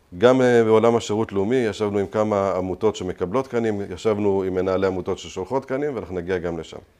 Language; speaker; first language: Hebrew; native; Hebrew